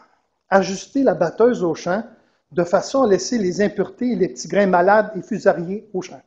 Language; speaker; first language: French; native; French